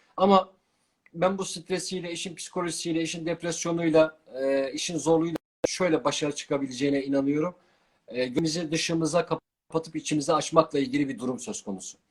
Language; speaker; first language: Turkish; non-native, local second language; Kurdish